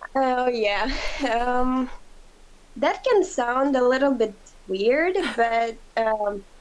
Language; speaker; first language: English; non-native, fluent; Ukrainian